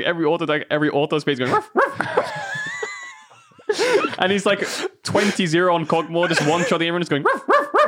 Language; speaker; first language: English; native; English